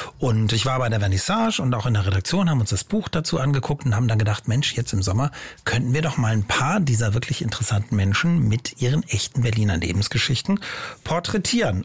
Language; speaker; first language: German; native; German